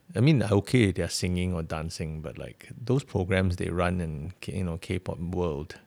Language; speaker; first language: English; native; English